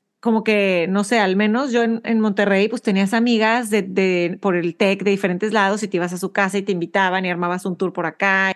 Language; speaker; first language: Spanish; native; Spanish